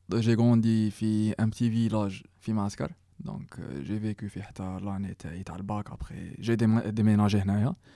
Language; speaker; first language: French; non-native, local second language; Arabic